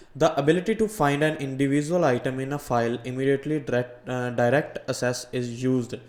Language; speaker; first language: English; non-native, local second language; Punjabi